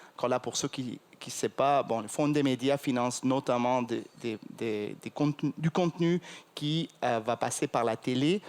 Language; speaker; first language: French; non-native, fluent; Spanish